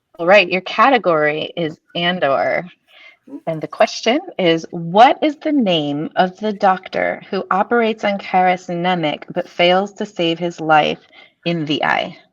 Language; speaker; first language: English; native; English